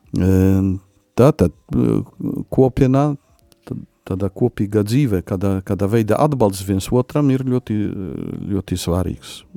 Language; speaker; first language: Latvian; non-native, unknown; Polish